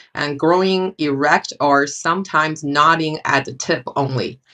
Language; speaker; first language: English; non-native, fluent; Chinese